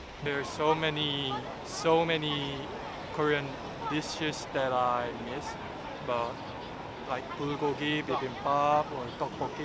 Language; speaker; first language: English; non-native, fluent; Korean